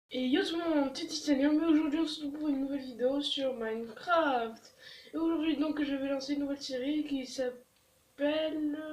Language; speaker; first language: French; native; French